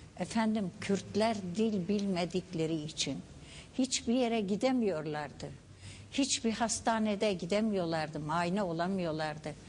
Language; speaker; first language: Turkish; non-native, local second language; Kurdish